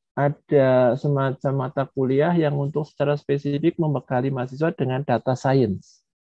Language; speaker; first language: Indonesian; non-native, local second language; Javanese